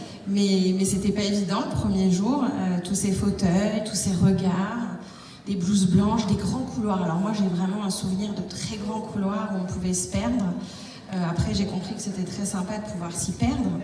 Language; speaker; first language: French; native; French